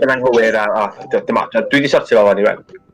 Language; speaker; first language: Welsh; native; Welsh